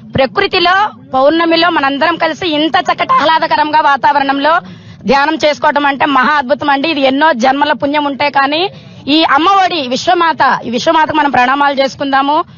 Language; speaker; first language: Telugu; native; Telugu